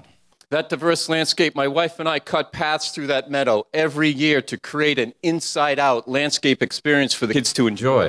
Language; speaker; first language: English; native; English